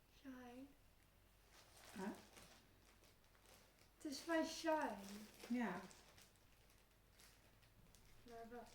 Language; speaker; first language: Dutch; early bilingual, heritage; Turkish